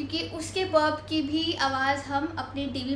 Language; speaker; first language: Hindi; native; Hindi